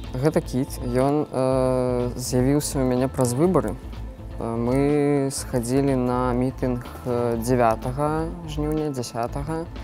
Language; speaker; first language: Belarusian; native; Belarusian